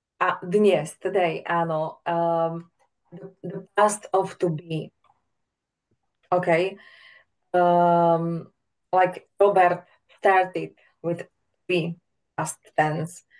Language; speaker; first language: English; non-native, fluent; Slovak